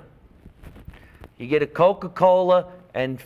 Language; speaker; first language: English; native; English